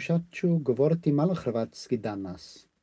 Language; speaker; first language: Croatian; non-native, learner; English